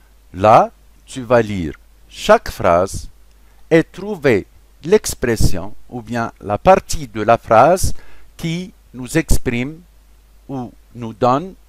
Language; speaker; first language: French; non-native, local second language; Arabic